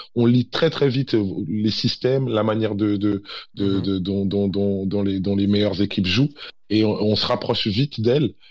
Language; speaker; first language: French; early bilingual, other home language; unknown